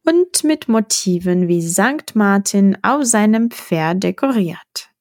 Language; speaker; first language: German; non-native, fluent; Czech